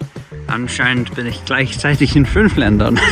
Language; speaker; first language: German; non-native, fluent; English